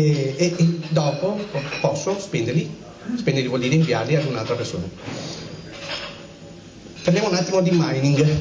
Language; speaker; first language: Italian; native; Italian